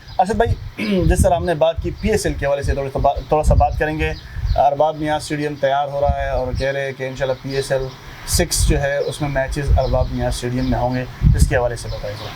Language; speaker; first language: Urdu; non-native, local second language; Pashto